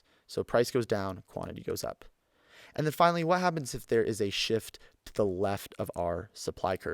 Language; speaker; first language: English; native; English